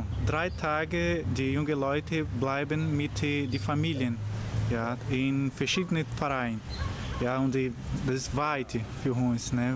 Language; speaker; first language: German; non-native, learner; Portuguese